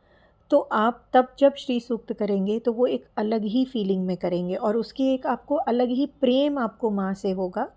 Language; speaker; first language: Hindi; native; Hindi